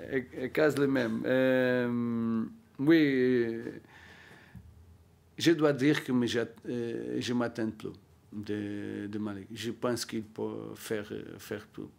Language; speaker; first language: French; non-native, learner; Portuguese